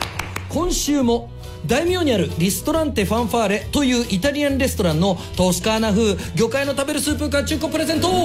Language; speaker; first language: Japanese; native; Japanese